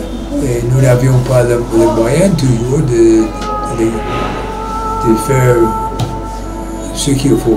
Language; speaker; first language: French; non-native, fluent; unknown